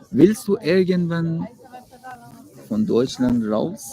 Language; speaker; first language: German; non-native, learner; Persian